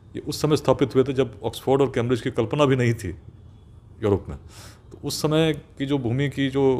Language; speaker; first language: Hindi; native; Hindi